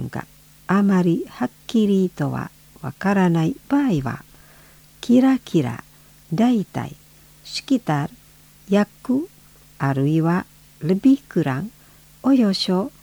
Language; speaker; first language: Japanese; non-native, fluent; Indonesian